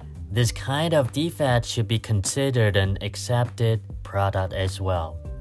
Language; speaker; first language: English; non-native, fluent; Chinese